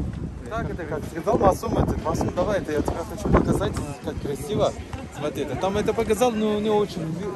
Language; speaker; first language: Russian; non-native, learner; Turkish